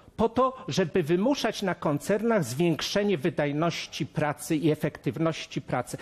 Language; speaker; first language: Polish; native; Polish